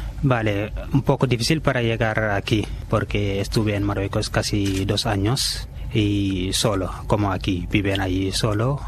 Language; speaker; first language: Spanish; non-native, learner; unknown